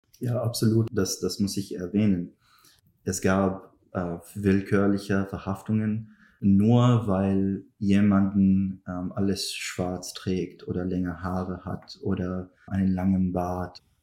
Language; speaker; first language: German; non-native, fluent; Arabic